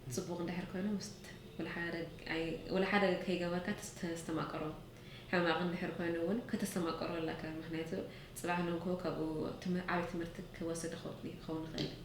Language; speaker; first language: Tigrinya; early bilingual, heritage; Tigrinya